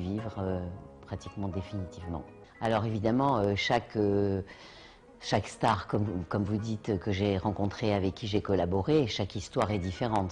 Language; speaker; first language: French; native; French